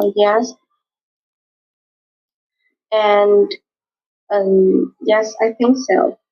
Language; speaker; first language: English; non-native, learner; Vietnamese